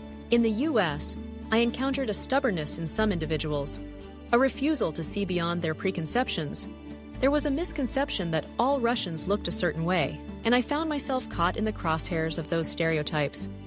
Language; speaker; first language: English; early bilingual, other home language; Russian